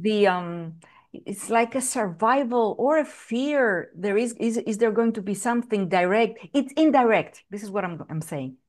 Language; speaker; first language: English; non-native, fluent; Greek